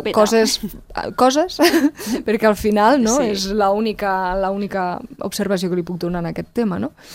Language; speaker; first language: Catalan; native; Catalan